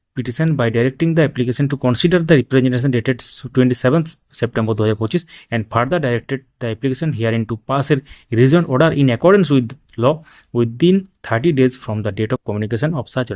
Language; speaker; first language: English; non-native, local second language; Bangla